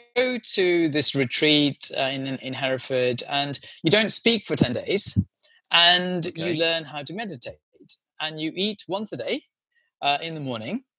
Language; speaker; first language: English; non-native, local second language; Sinhala